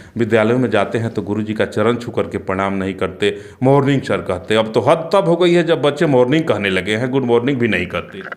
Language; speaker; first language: Hindi; native; Hindi